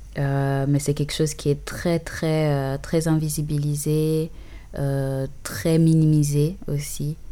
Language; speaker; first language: French; early bilingual, other home language; English